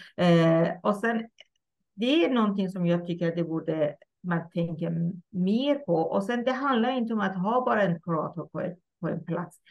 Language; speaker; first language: Swedish; non-native, fluent; Persian